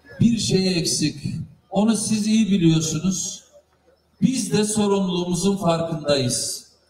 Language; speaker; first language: Turkish; native; Turkish